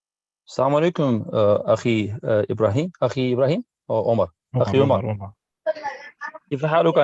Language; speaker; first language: Arabic; non-native, learner; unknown